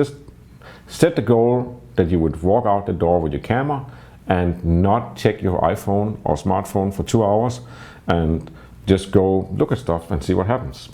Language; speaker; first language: English; non-native, fluent; Danish